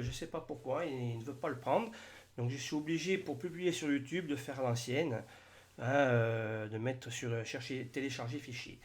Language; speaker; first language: French; native; French